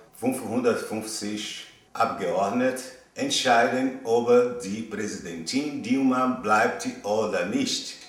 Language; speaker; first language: German; non-native, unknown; Portuguese